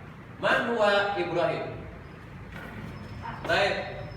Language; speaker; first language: Arabic; non-native, fluent; Indonesian